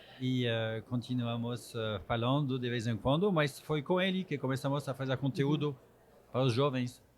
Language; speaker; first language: Portuguese; non-native, fluent; French